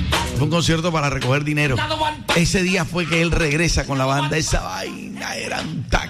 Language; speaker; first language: Spanish; native; Spanish